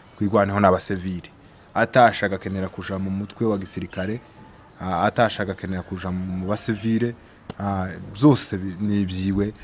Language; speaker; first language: Kinyarwanda; native; Kinyarwanda